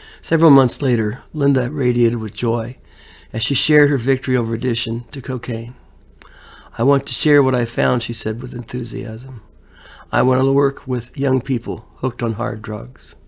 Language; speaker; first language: English; native; English